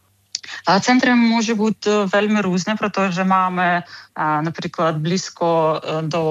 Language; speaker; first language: Czech; non-native, fluent; Ukrainian